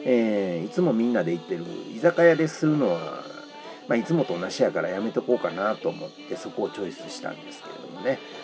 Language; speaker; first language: Japanese; native; Japanese